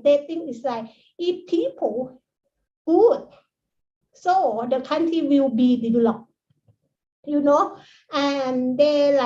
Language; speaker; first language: English; non-native, learner; Thai